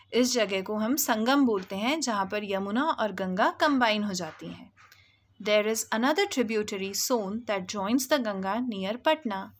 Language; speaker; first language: Hindi; native; Hindi